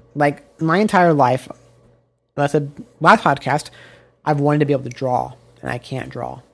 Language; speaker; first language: English; native; English